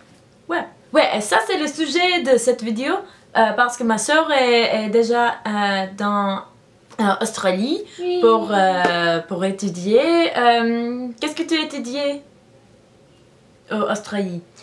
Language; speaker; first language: French; non-native, learner; English